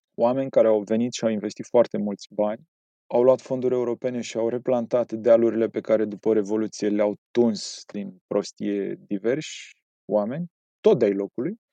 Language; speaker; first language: Romanian; native; Romanian